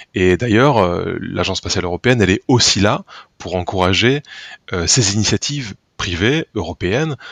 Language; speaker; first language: French; native; French